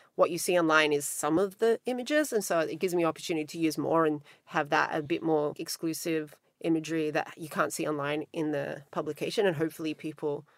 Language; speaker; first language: English; native; English